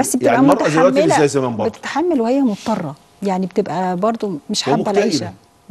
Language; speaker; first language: Arabic; native; Arabic